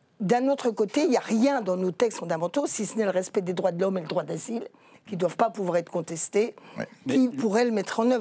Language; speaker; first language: French; native; French